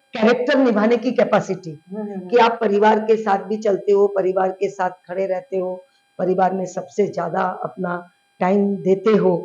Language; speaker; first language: Hindi; early bilingual, heritage; Bangla